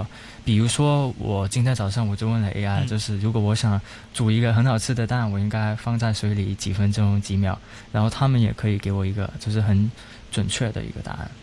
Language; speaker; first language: Chinese; non-native, local second language; Cantonese